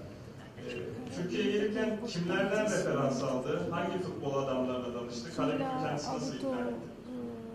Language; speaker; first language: Turkish; native; Turkish